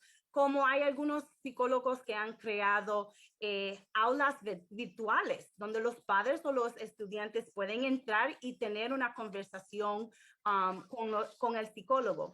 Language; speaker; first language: Spanish; early bilingual, heritage; English